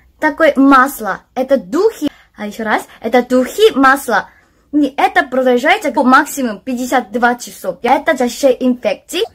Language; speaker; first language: Russian; non-native, learner; Korean